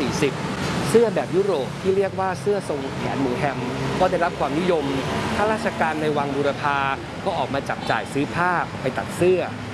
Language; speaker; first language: Thai; native; Thai